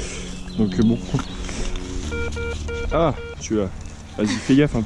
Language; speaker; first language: French; native; French